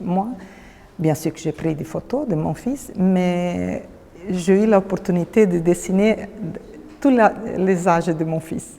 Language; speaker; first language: French; non-native, fluent; Portuguese